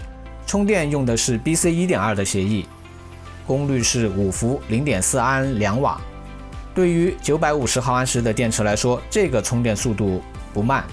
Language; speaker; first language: Chinese; native; Chinese